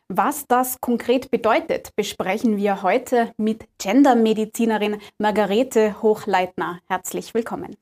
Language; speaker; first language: German; native; German